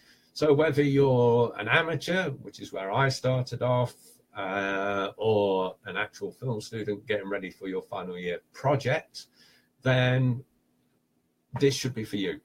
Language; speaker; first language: English; native; English